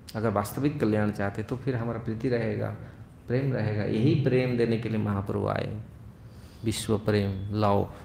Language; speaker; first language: Hindi; non-native, local second language; Odia